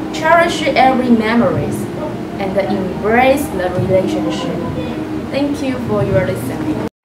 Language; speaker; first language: English; non-native, learner; Chinese